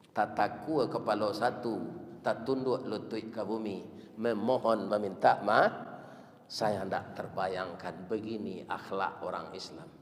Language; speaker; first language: Malay; non-native, local second language; Minangkabau